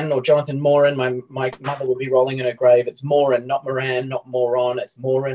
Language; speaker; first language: English; native; English